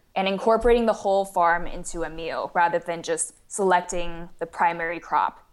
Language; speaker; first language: English; non-native, fluent; Chinese